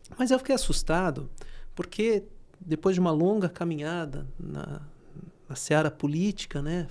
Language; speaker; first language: Portuguese; native; Portuguese